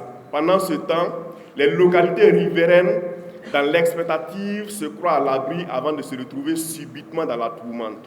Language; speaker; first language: French; non-native, local second language; Mossi